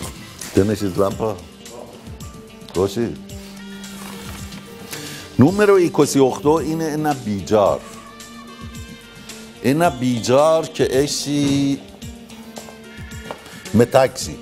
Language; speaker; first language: Greek; non-native, learner; Persian